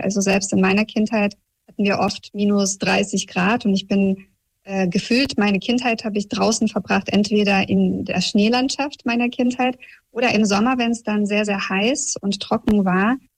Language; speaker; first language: German; early bilingual, other home language; Russian